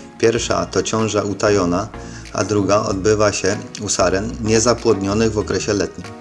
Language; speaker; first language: Polish; native; Polish